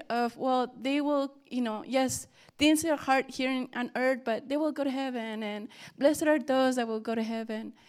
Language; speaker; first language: English; early bilingual, other home language; Spanish